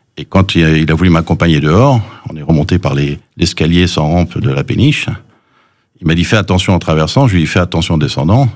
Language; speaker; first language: French; early bilingual, other home language; English